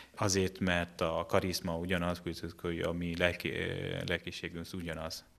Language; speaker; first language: Hungarian; non-native, fluent; Italian